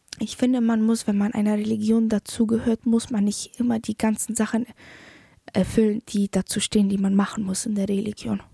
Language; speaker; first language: German; early bilingual, other home language; Polish